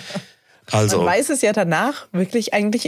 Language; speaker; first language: German; native; German